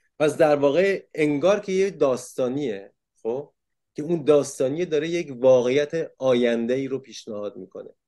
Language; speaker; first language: Persian; early bilingual, heritage; Persian